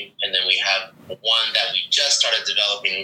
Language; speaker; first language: English; native; English